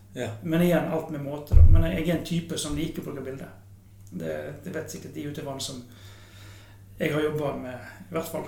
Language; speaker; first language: Norwegian; native; Norwegian